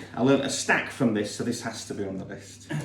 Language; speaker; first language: English; native; English